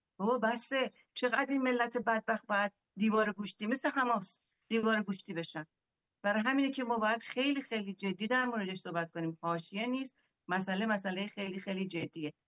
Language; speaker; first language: Persian; native; Persian